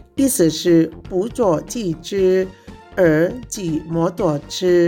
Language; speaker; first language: Chinese; non-native, fluent; Indonesian